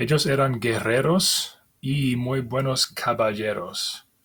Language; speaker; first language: Spanish; non-native, fluent; English